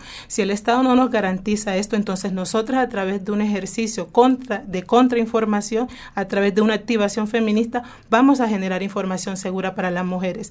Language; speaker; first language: Spanish; native; Spanish